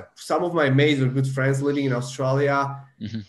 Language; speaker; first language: English; non-native, fluent; Slovak